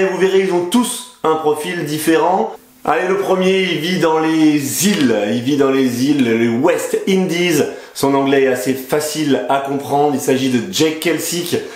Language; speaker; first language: French; native; French